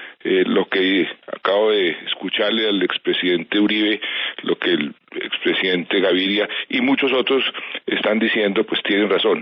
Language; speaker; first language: Spanish; native; Spanish